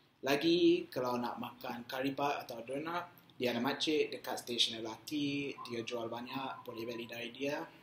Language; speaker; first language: Malay; non-native, learner; English